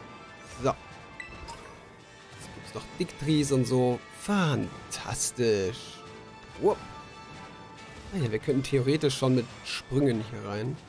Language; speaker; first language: German; native; German